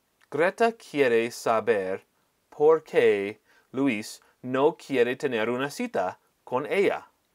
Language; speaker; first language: Spanish; non-native, fluent; English